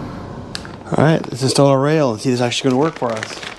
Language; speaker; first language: English; native; English